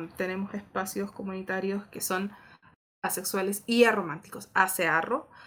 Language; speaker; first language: Spanish; native; Spanish